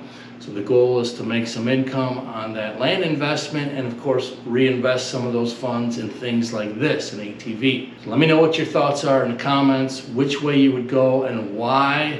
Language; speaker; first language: English; native; English